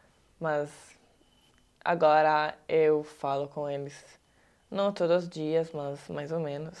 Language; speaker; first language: Portuguese; non-native, learner; Italian